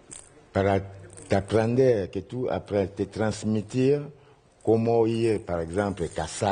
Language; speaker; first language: Spanish; non-native, learner; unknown